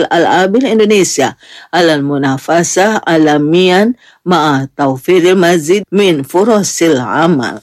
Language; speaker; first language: Arabic; non-native, fluent; Indonesian